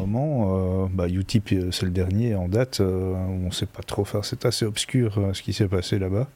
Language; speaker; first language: French; native; French